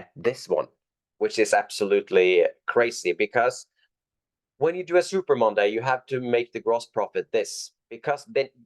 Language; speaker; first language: English; non-native, fluent; Norwegian